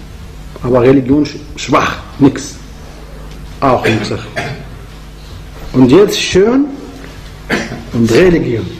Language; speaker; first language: German; non-native, fluent; Arabic